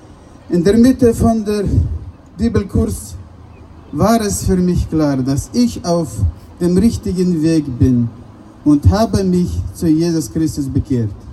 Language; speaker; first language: German; non-native, fluent; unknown